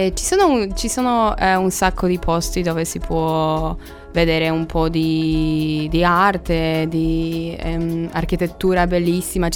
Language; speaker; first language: Italian; non-native, fluent; Polish